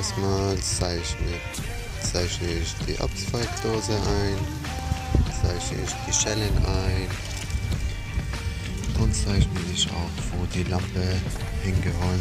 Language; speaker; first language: German; non-native, learner; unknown